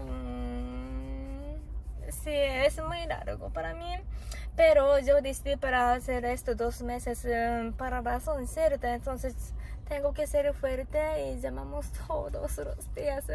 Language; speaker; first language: Spanish; non-native, fluent; Japanese